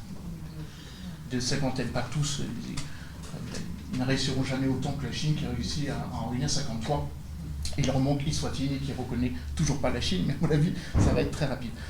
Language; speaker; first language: French; native; French